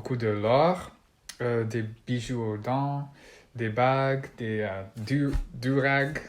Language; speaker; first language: French; non-native, learner; Dutch